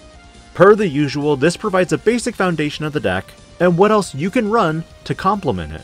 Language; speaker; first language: English; native; English